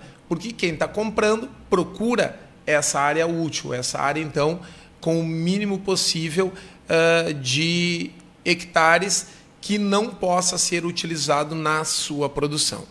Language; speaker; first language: Portuguese; native; Portuguese